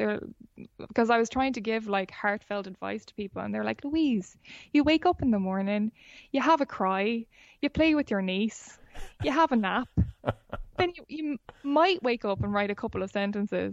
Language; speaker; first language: English; native; English